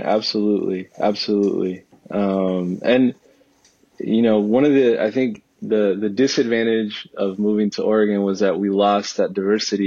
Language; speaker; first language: English; early bilingual, other home language; Spanish